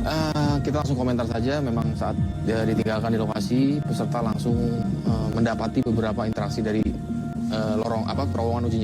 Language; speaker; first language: Indonesian; native; Indonesian